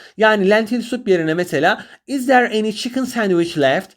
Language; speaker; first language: English; non-native, fluent; Turkish